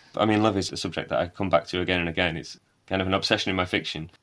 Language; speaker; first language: English; native; English